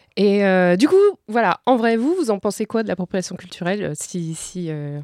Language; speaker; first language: French; native; French